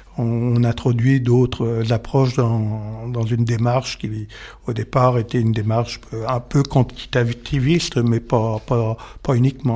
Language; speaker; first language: French; native; French